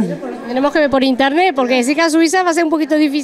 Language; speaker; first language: Spanish; native; Spanish